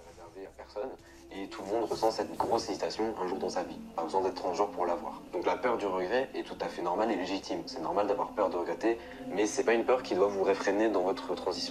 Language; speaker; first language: French; native; French